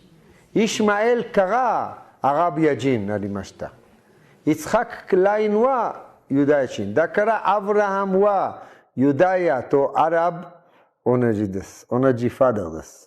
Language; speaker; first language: Japanese; non-native, learner; Hebrew